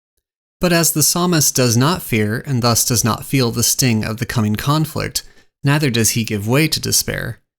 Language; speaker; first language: English; native; English